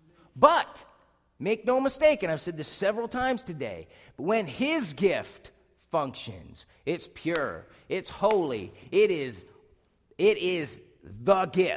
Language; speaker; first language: English; native; English